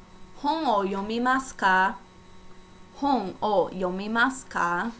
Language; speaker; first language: Japanese; non-native, fluent; English